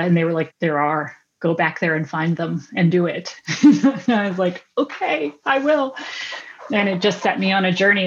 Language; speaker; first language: English; native; English